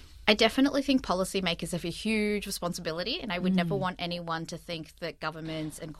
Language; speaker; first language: English; early bilingual, other home language; Vietnamese